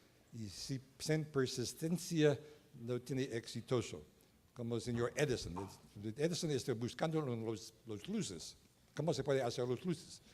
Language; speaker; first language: Spanish; non-native, learner; English